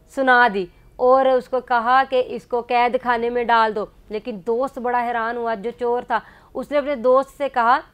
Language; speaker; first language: Urdu; non-native, local second language; Punjabi